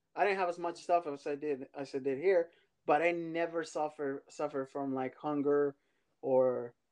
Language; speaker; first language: English; early bilingual, other home language; Spanish